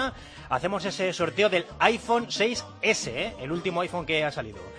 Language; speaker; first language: Spanish; native; Spanish